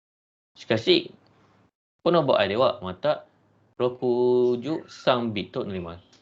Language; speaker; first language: Japanese; non-native, fluent; Malay